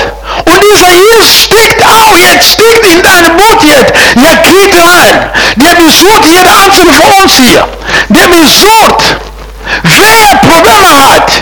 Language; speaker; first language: German; non-native, fluent; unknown